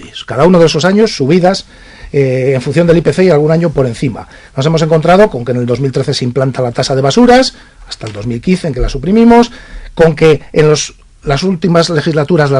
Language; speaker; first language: Spanish; native; Spanish